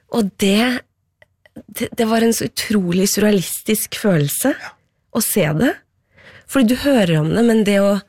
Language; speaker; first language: Norwegian; early bilingual, other home language; Persian